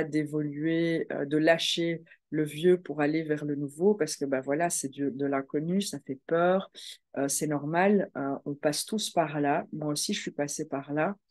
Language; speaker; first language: French; native; French